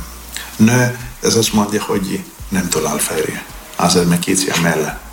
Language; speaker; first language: Hungarian; non-native, fluent; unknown